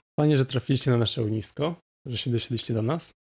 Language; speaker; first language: Polish; native; Polish